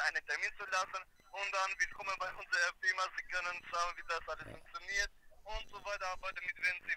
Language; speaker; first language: German; non-native, learner; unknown